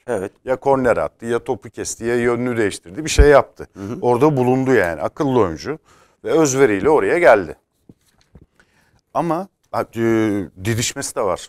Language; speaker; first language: Turkish; native; Turkish